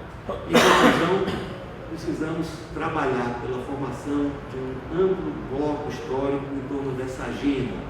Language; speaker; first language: Portuguese; native; Portuguese